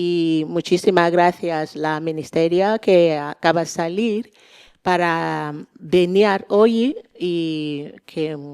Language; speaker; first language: Spanish; non-native, learner; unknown